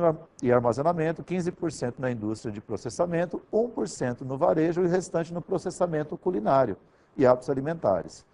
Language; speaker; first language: Portuguese; native; Portuguese